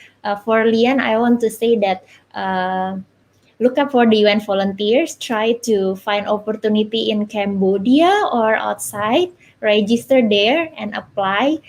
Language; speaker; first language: English; non-native, fluent; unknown